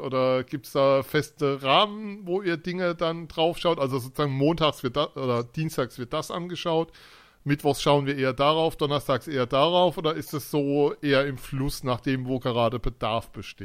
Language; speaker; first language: German; native; German